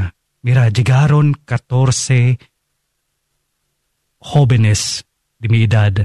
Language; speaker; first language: Spanish; non-native, fluent; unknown